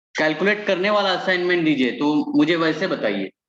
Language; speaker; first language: Hindi; non-native, local second language; Marathi